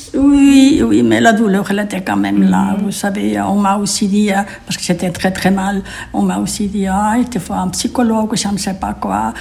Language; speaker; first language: French; non-native, fluent; Spanish